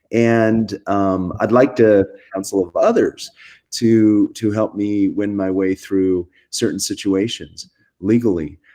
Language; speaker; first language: English; native; English